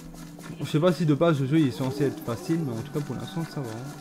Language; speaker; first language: French; native; French